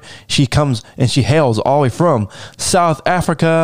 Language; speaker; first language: English; native; English